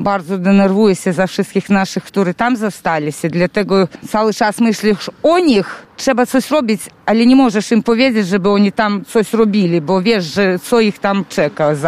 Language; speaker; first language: Polish; non-native, learner; Belarusian